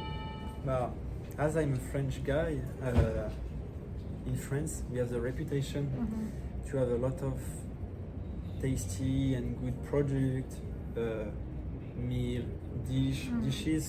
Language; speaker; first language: English; non-native, learner; French